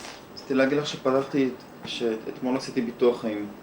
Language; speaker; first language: Hebrew; native; Hebrew